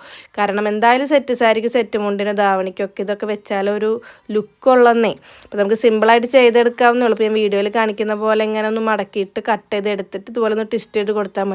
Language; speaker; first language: Malayalam; native; Malayalam